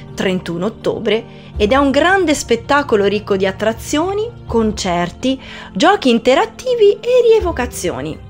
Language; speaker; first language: Italian; native; Italian